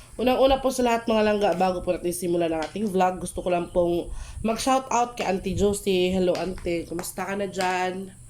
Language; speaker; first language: Filipino; non-native, local second language; Cebuano